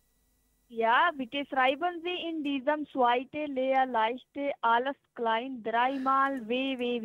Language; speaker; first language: German; non-native, learner; Hindi